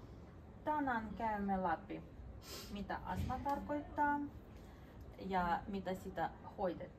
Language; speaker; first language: Finnish; non-native, fluent; Russian